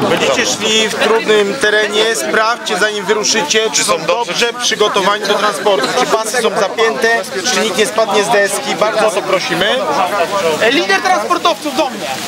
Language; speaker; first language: Polish; native; Polish